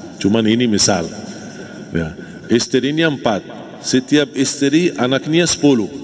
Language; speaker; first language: Malay; non-native, fluent; Arabic